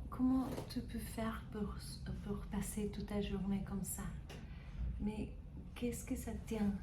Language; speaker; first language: French; non-native, learner; Spanish